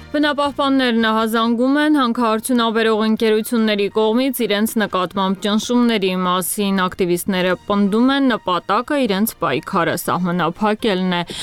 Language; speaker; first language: Armenian; native; Armenian